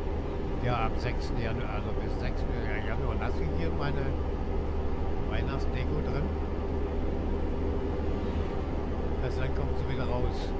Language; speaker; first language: German; native; German